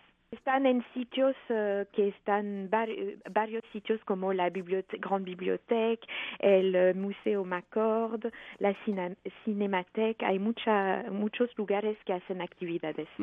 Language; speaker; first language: Spanish; non-native, fluent; French